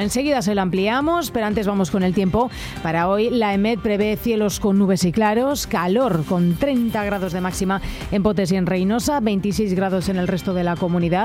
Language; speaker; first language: Spanish; native; Spanish